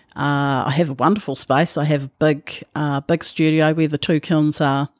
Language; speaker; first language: English; native; English